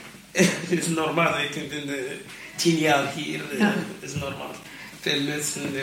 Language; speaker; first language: Dutch; non-native, learner; Arabic